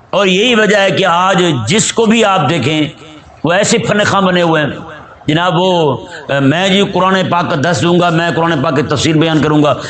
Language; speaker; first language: Urdu; non-native, local second language; Punjabi